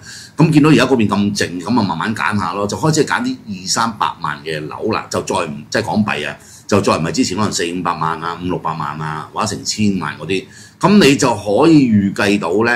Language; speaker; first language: Cantonese; native; Cantonese